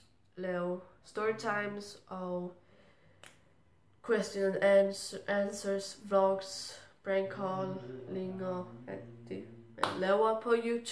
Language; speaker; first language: Danish; early bilingual, heritage; Danish